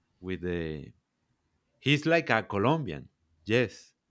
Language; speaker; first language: English; non-native, learner; Spanish